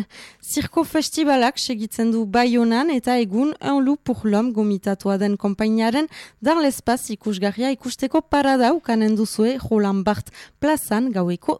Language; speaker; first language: Basque; native; Basque